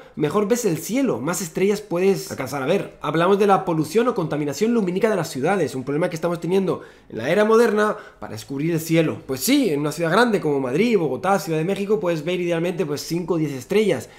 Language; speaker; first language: Spanish; native; Spanish